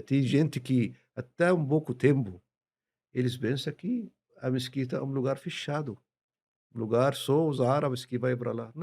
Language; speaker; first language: Portuguese; non-native, fluent; Arabic